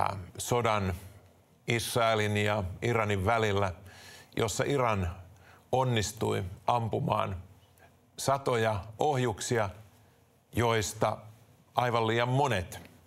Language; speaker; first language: Finnish; native; Finnish